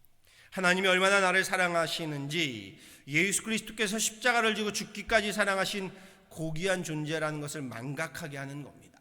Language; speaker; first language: Korean; native; Korean